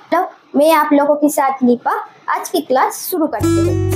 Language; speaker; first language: Hindi; non-native, local second language; Bangla